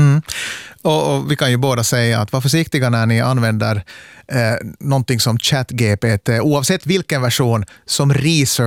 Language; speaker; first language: Swedish; native; Swedish